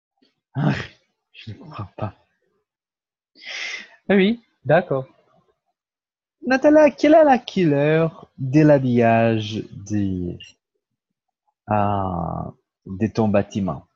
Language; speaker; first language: French; non-native, fluent; Portuguese